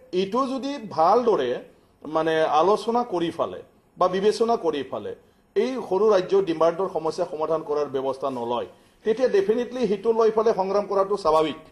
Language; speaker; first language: Assamese; non-native, local second language; Bodo